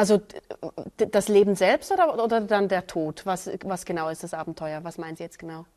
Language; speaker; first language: German; native; German